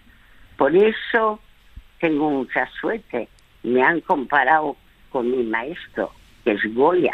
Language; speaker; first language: Spanish; early bilingual, other home language; French